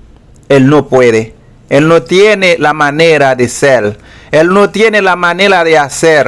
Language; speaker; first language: Spanish; non-native, fluent; Haitian Creole